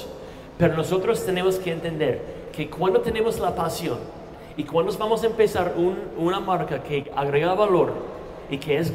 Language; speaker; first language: Spanish; non-native, fluent; English